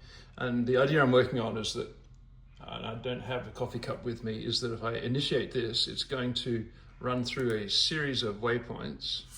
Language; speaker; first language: English; native; English